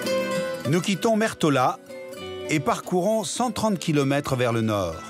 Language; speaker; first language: French; native; French